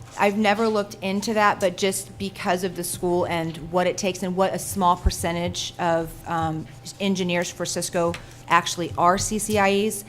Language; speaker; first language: English; native; English